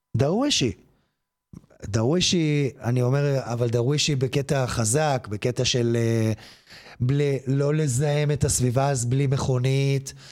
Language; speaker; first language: Hebrew; native; Hebrew